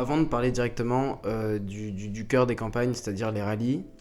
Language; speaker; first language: French; native; French